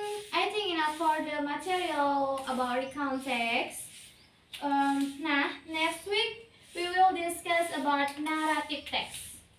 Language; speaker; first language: English; non-native, learner; Indonesian